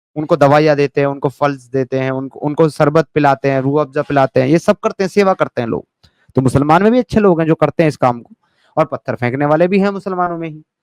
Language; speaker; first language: Hindi; native; Hindi